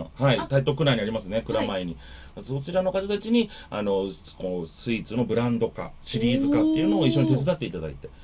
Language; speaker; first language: Japanese; native; Japanese